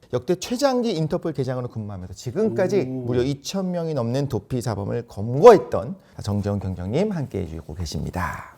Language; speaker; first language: Korean; native; Korean